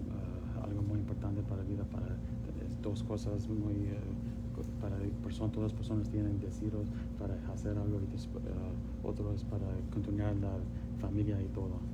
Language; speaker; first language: Spanish; non-native, learner; Pashto